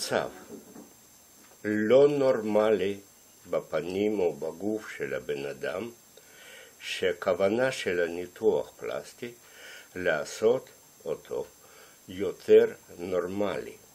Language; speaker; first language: Hebrew; non-native, fluent; Russian